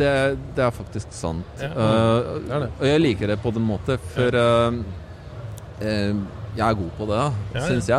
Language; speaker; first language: Norwegian; non-native, fluent; Polish